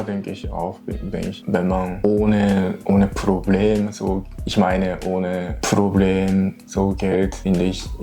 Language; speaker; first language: German; non-native, learner; Japanese